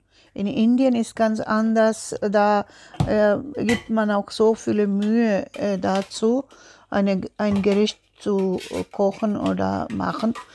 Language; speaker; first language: German; non-native, learner; Tulu